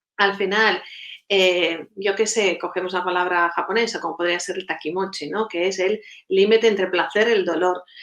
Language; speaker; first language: Spanish; non-native, fluent; Russian